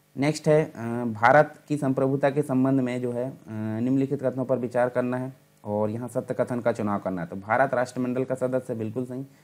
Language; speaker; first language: Hindi; native; Hindi